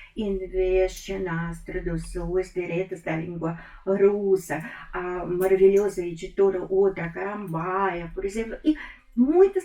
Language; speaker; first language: Portuguese; non-native, fluent; Russian